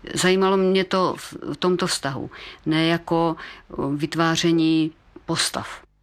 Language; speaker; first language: Czech; native; Czech